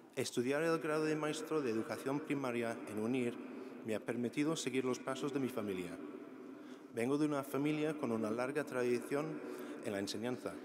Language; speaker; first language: Spanish; non-native, fluent; English